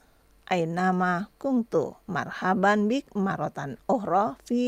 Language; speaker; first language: Arabic; non-native, fluent; Indonesian